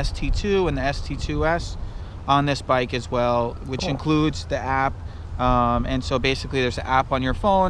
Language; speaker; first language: English; native; English